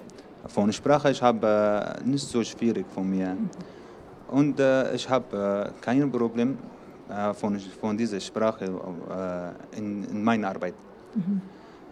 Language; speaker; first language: German; non-native, learner; Arabic